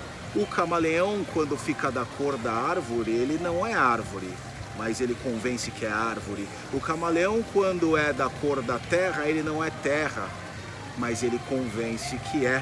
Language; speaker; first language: Portuguese; native; Portuguese